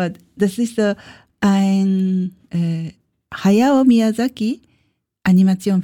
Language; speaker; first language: German; non-native, learner; Japanese